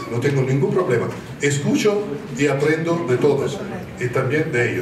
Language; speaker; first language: Spanish; non-native, fluent; Italian